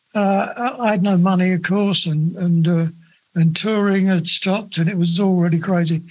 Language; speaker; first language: English; native; English